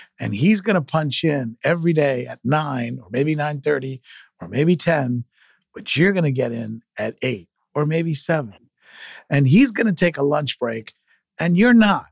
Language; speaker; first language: English; early bilingual, other home language; Spanish